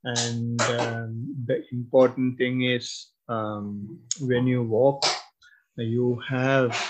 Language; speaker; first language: English; non-native, local second language; Sinhala